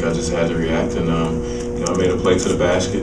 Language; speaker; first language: English; native; English